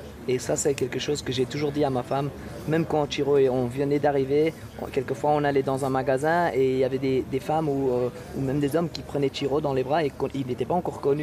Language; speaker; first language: French; non-native, local second language; Dutch